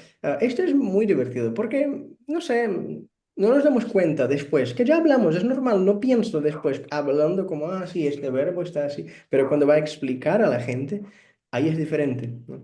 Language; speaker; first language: Spanish; non-native, fluent; Portuguese